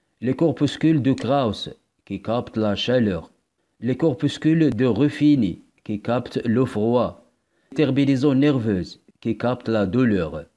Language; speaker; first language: French; non-native, local second language; Arabic